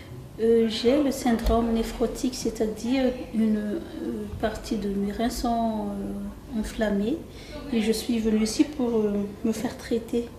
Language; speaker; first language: French; non-native, local second language; Malagasy